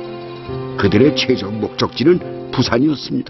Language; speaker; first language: Korean; native; Korean